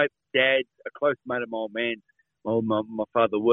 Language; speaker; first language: English; native; English